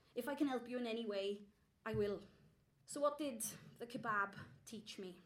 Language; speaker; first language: English; native; English